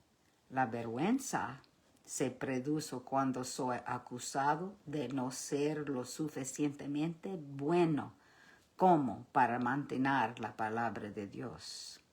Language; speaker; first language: Spanish; early bilingual, heritage; Spanish